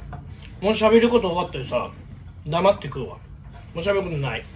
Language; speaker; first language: Japanese; native; Japanese